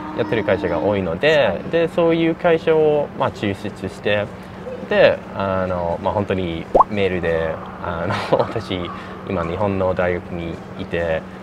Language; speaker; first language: Japanese; non-native, fluent; English